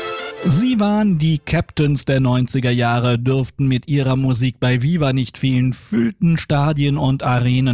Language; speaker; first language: German; native; German